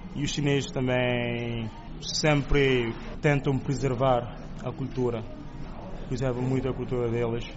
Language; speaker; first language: Portuguese; non-native, local second language; Kabuverdianu